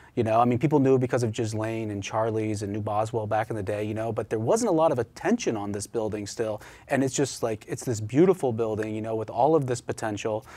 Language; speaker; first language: English; native; English